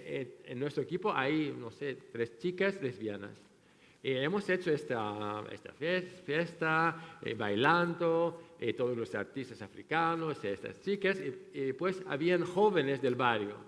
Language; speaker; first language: Spanish; non-native, fluent; French